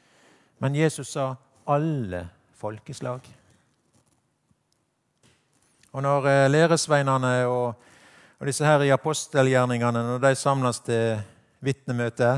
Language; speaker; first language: Norwegian; native; Norwegian